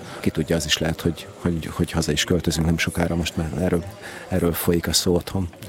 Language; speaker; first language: Hungarian; native; Hungarian